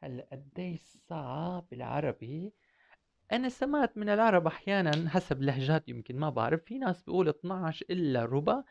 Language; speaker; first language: Arabic; non-native, fluent; Turkish